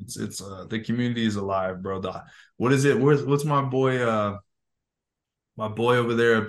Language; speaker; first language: English; native; English